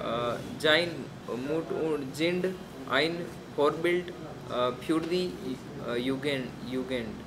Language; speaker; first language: German; non-native, learner; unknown